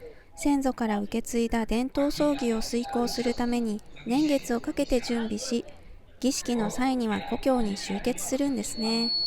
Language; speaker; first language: Japanese; native; Japanese